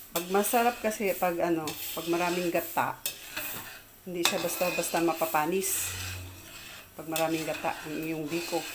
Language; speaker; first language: Filipino; non-native, local second language; Cebuano